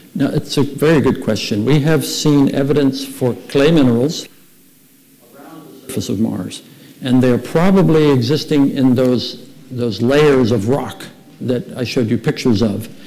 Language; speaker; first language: English; native; English